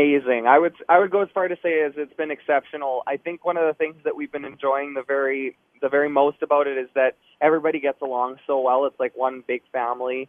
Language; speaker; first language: English; native; English